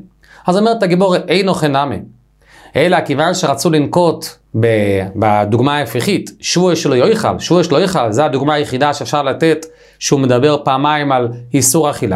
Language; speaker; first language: Hebrew; native; Hebrew